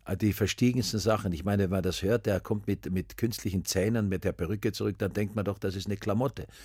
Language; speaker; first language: German; native; German